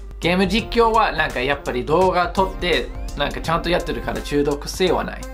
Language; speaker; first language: Japanese; non-native, fluent; English